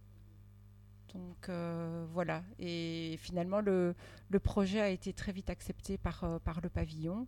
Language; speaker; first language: French; native; French